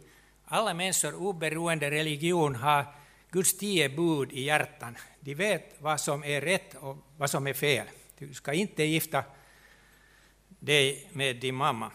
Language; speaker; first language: Swedish; non-native, local second language; Finnish